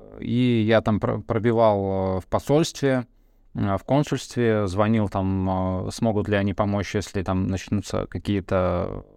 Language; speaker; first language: Russian; early bilingual, other home language; Bulgarian